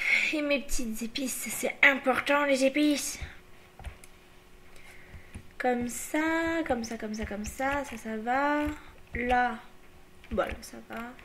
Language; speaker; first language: French; native; French